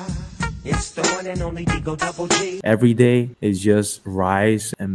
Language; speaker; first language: English; non-native, learner; Korean